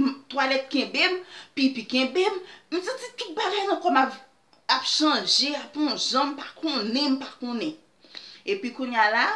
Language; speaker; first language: French; non-native, learner; Haitian Creole